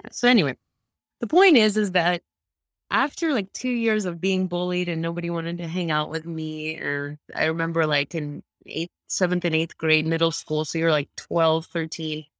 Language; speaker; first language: English; early bilingual, other home language; Russian